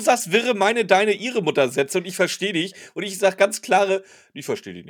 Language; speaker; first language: German; native; German